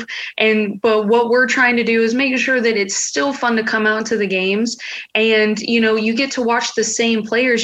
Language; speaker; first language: English; native; English